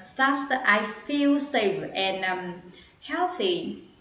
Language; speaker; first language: English; non-native, learner; Vietnamese